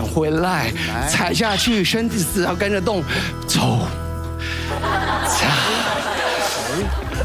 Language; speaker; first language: Chinese; native; Chinese